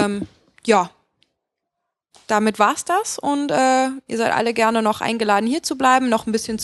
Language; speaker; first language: German; native; German